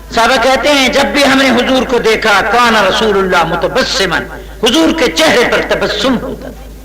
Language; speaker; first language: Urdu; non-native, local second language; Saraiki